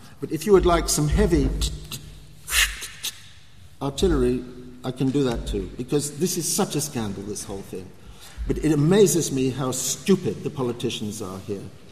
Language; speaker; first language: English; native; English